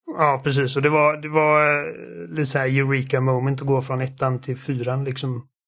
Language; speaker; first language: Swedish; early bilingual, other home language; German